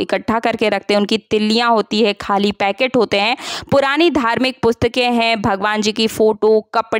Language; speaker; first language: Hindi; native; Hindi